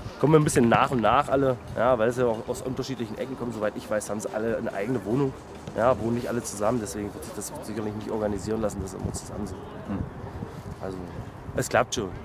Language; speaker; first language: German; native; German